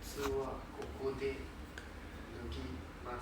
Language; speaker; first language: Japanese; non-native, learner; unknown